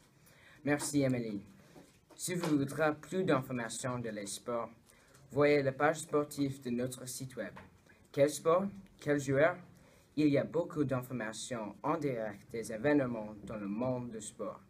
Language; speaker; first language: French; non-native, learner; English